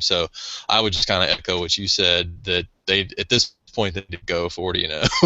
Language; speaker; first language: English; native; English